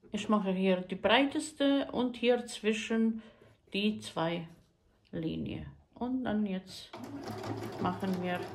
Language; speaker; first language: German; non-native, learner; Croatian